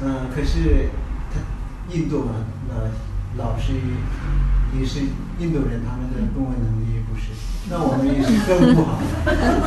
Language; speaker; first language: Chinese; non-native, learner; Tibetan